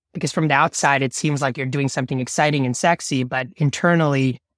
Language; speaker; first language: English; non-native, local second language; Bangla